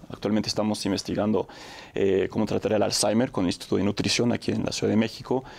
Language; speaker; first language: Spanish; non-native, fluent; French